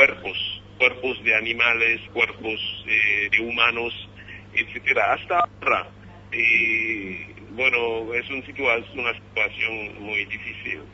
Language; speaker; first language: Spanish; non-native, fluent; Haitian Creole